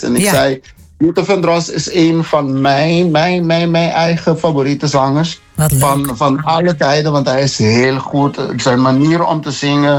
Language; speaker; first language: Dutch; non-native, local second language; Papiamento